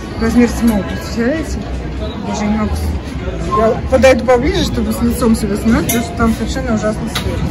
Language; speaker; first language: Russian; native; Russian